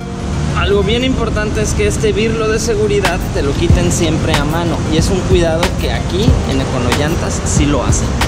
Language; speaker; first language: Spanish; native; Spanish